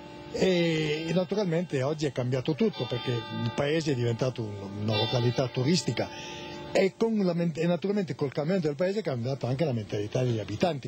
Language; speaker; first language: Italian; native; Italian